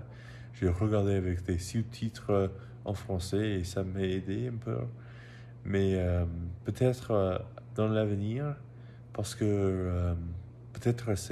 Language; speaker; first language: French; non-native, learner; English